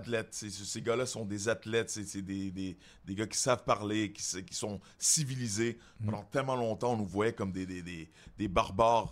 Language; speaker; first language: French; native; French